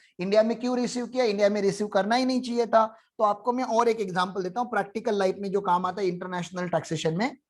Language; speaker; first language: Hindi; non-native, local second language; Marathi